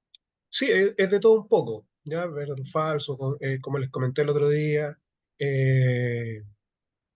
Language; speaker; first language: Spanish; native; Spanish